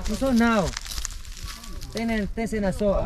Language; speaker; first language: Portuguese; non-native, learner; Vietnamese